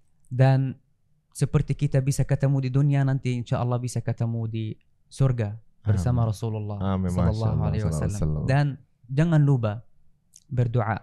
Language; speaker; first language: Indonesian; non-native, fluent; Arabic